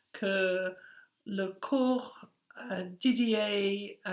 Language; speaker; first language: French; non-native, learner; English